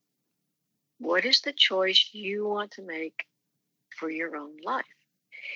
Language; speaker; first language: English; native; English